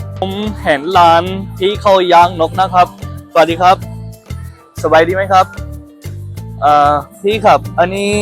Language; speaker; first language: Thai; non-native, learner; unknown